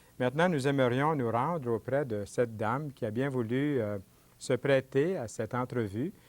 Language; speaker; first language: French; native; French